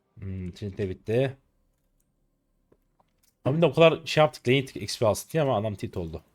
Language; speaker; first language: Turkish; native; Turkish